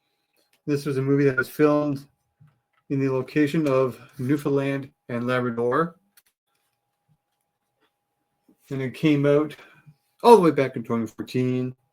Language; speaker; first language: English; native; English